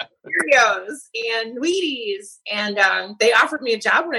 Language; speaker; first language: English; native; English